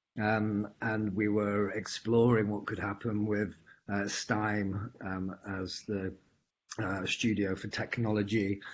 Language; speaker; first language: English; native; English